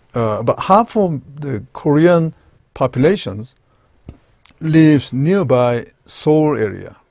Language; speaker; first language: English; non-native, learner; Korean